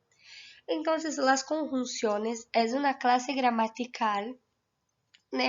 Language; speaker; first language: Spanish; non-native, fluent; Portuguese